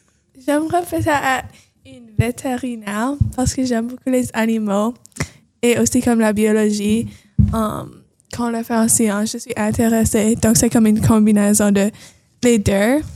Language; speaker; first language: French; non-native, local second language; English